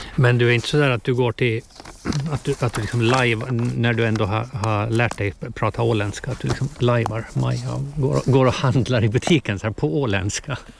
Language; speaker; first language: Swedish; native; Swedish